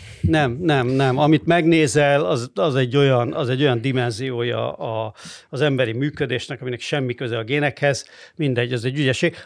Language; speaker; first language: Hungarian; native; Hungarian